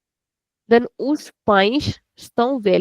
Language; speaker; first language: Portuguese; non-native, fluent; Hindi